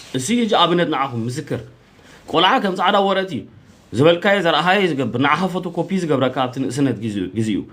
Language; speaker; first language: Tigrinya; early bilingual, heritage; Tigrinya